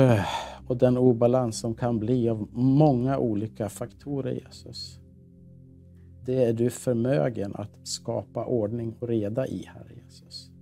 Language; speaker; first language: Swedish; native; Swedish